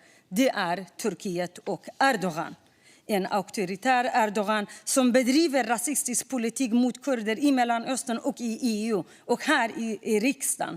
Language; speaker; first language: Swedish; non-native, fluent; Kurdish